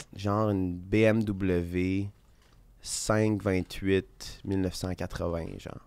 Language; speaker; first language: French; native; French